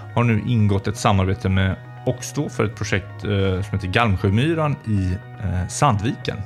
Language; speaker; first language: Swedish; native; Swedish